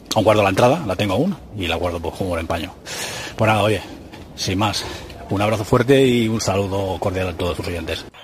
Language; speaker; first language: Spanish; native; Spanish